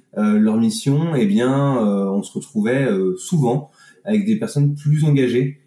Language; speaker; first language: French; native; French